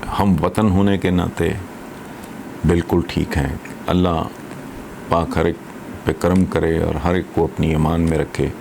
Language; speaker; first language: Urdu; non-native, local second language; Punjabi